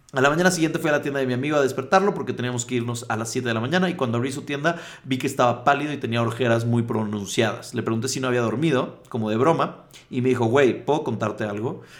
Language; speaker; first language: Spanish; native; Spanish